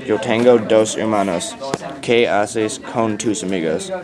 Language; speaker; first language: Spanish; non-native, learner; English